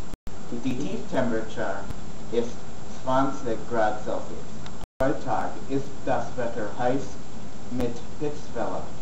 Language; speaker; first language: German; non-native, learner; English